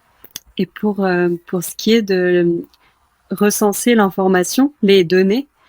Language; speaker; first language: French; native; French